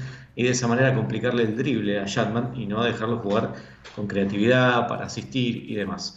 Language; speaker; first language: Spanish; native; Spanish